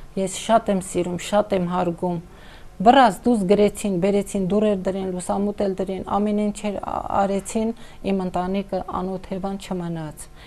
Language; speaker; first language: Armenian; non-native, local second language; Kurdish